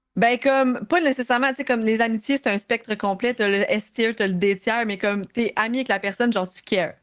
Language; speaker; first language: French; native; French